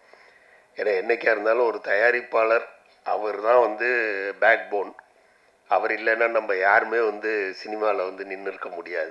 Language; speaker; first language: Tamil; native; Tamil